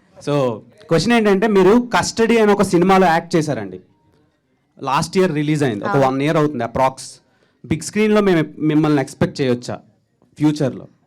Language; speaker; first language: Telugu; native; Telugu